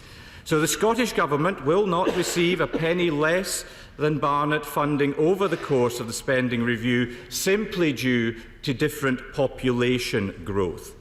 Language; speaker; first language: English; native; English